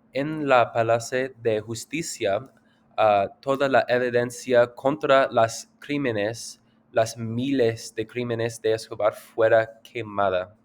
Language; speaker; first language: Spanish; non-native, learner; English